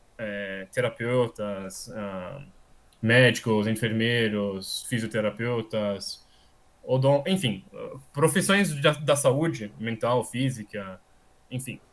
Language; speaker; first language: Portuguese; non-native, fluent; German